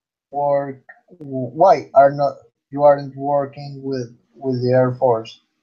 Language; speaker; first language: English; non-native, learner; Spanish